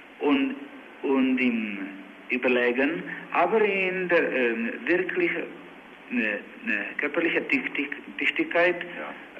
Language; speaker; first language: German; non-native, learner; Czech